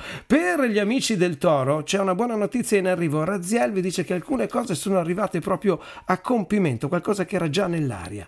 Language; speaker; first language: Italian; native; Italian